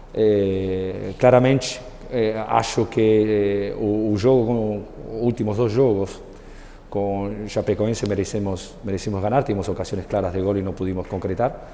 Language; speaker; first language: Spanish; native; Spanish